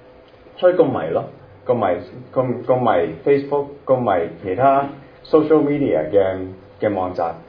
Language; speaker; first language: Cantonese; early bilingual, other home language; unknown